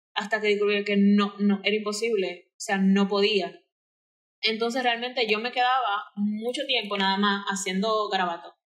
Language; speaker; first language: Spanish; native; Spanish